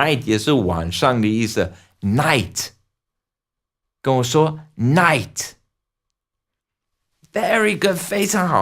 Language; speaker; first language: Chinese; non-native, fluent; English